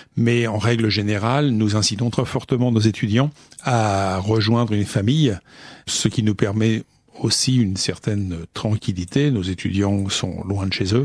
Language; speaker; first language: French; native; French